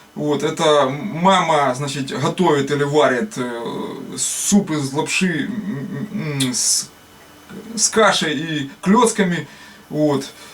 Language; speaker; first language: Russian; native; Russian